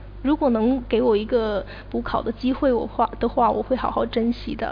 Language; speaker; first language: Chinese; native; Chinese